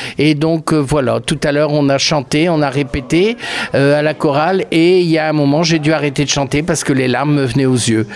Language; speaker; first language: French; early bilingual, other home language; Polish